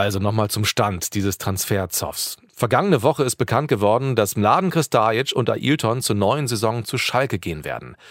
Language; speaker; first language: German; native; German